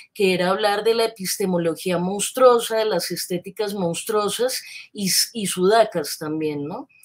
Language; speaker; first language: Spanish; native; Spanish